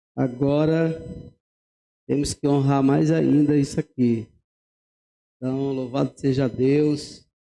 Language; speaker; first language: Portuguese; native; Portuguese